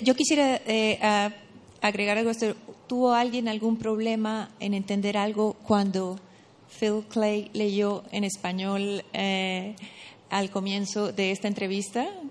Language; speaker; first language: Spanish; native; Spanish